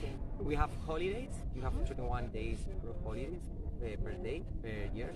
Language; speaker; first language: English; non-native, learner; Spanish